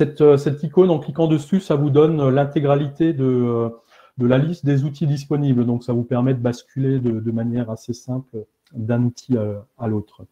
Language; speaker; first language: French; native; French